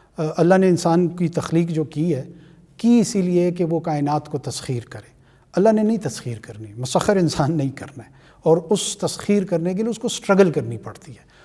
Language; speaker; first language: Urdu; non-native, local second language; Pashto